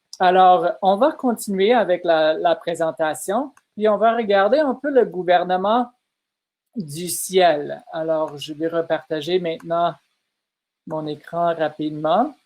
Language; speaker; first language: French; non-native, fluent; English